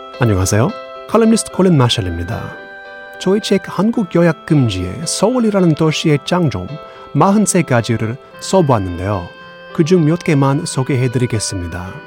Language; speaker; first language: Korean; non-native, fluent; English